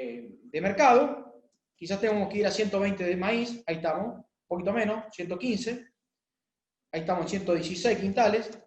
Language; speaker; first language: Spanish; native; Spanish